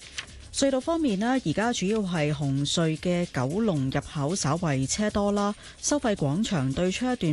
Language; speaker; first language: Cantonese; native; Cantonese